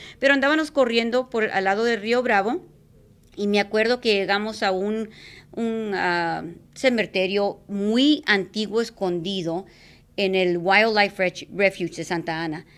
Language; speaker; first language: Spanish; native; Spanish